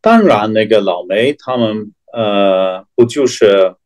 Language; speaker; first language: Chinese; non-native, fluent; English